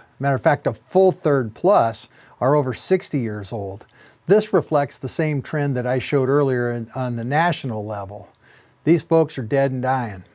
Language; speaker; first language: English; native; English